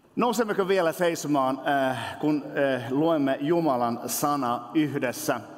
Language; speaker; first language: Finnish; non-native, local second language; Swedish